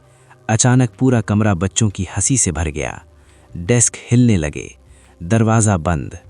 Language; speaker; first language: Hindi; native; Hindi